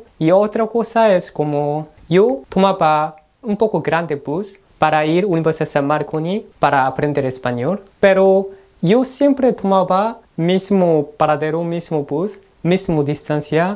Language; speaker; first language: Spanish; non-native, learner; Korean